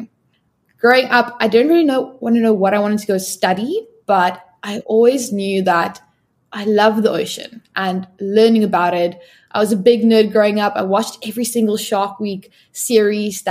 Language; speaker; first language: English; non-native, local second language; Afrikaans